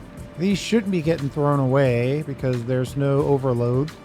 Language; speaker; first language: English; native; English